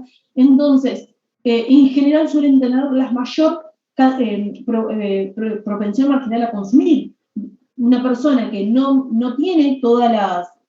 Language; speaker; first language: Spanish; native; Spanish